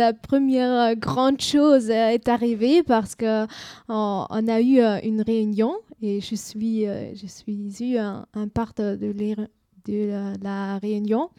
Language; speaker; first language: French; non-native, learner; German